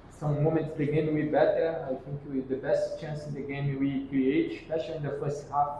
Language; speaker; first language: English; non-native, learner; Portuguese